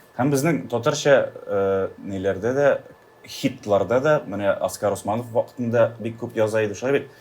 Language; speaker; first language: Tatar; native; Tatar